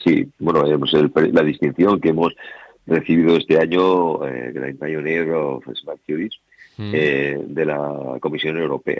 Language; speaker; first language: Spanish; native; Spanish